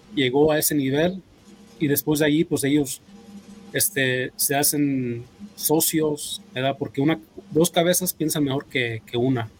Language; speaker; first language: Spanish; early bilingual, heritage; Spanish